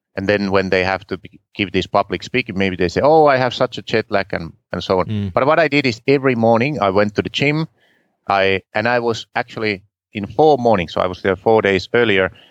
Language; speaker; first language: English; non-native, fluent; Finnish